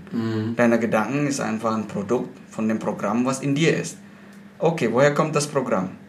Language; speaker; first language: German; non-native, fluent; Indonesian